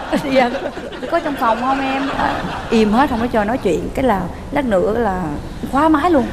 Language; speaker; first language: Vietnamese; native; Vietnamese